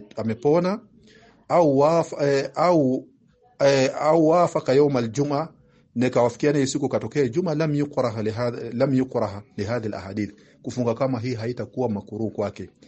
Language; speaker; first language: Swahili; native; Swahili